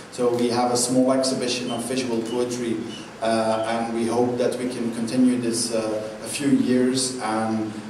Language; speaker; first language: English; non-native, fluent; Dutch